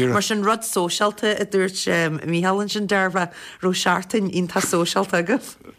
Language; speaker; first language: Irish; native; Irish